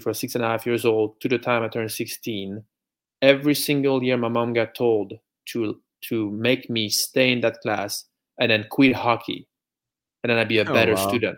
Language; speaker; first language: English; non-native, fluent; French